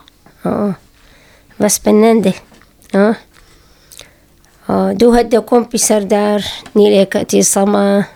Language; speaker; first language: Swedish; non-native, learner; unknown